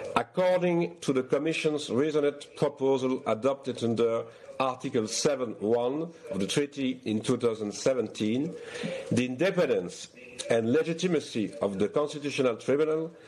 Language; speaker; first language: English; non-native, fluent; French